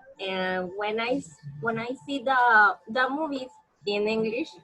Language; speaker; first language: English; non-native, learner; Spanish